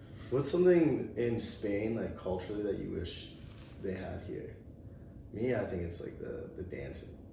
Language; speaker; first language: English; native; English